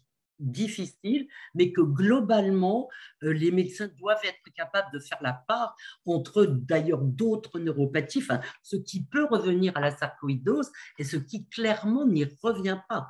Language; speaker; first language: French; native; French